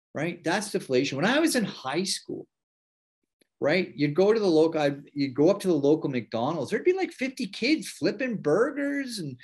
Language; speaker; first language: English; native; English